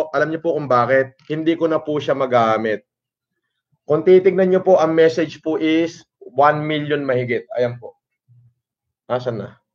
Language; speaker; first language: Filipino; non-native, local second language; Iloko